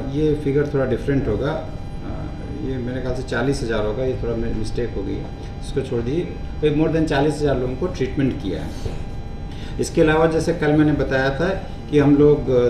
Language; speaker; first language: Hindi; native; Hindi